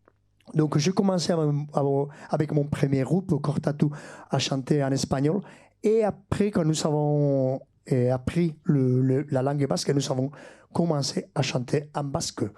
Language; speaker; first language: French; non-native, fluent; Basque